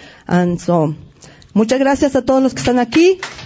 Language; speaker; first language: Spanish; native; Spanish